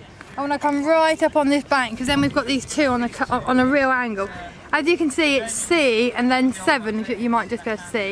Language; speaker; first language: English; native; English